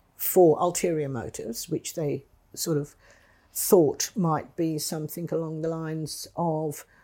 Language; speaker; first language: English; native; English